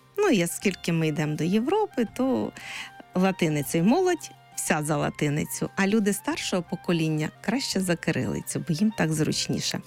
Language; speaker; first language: Ukrainian; native; Ukrainian